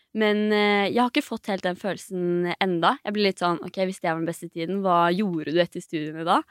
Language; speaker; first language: Norwegian; native; Norwegian